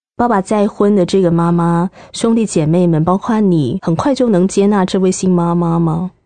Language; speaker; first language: Chinese; native; Chinese